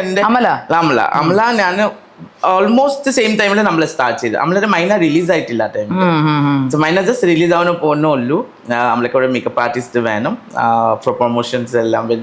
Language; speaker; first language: Malayalam; non-native, fluent; Assamese